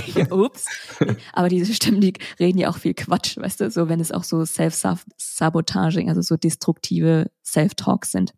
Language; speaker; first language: German; early bilingual, other home language; Vietnamese